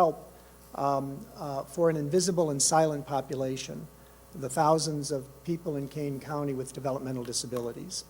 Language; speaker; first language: English; native; English